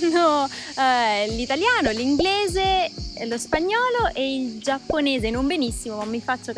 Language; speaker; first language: Italian; native; Italian